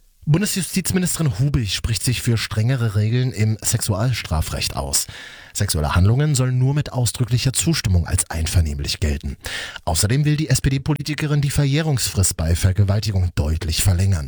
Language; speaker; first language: German; native; German